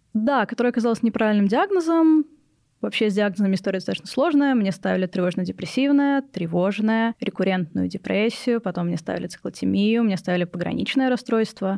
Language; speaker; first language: Russian; native; Russian